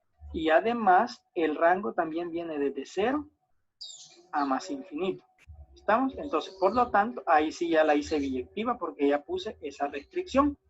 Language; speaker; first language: Spanish; native; Spanish